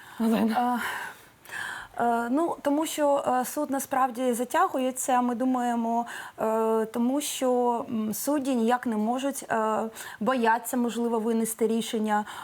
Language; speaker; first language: Ukrainian; native; Ukrainian